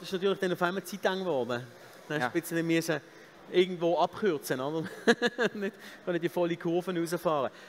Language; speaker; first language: German; native; German